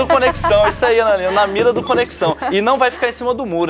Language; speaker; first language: Portuguese; native; Portuguese